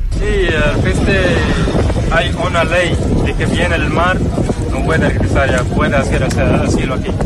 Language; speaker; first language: Spanish; non-native, learner; Arabic